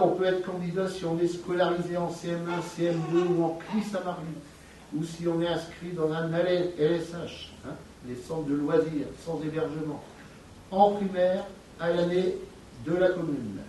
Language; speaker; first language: French; native; French